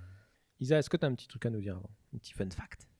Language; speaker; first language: French; native; French